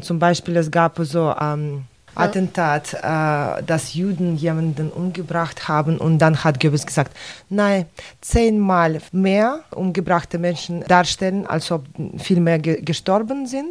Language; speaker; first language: German; non-native, fluent; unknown